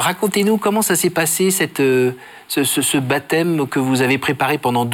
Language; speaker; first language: French; native; French